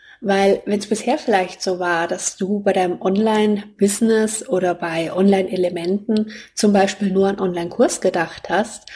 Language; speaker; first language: German; native; German